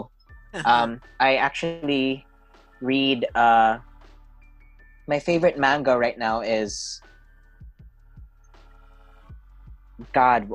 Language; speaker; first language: English; non-native, local second language; Cebuano